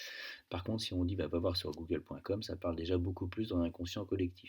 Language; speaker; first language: French; native; French